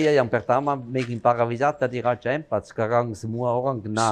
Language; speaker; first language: Indonesian; non-native, fluent; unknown